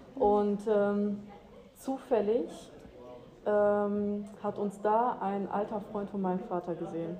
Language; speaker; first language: German; early bilingual, other home language; Albanian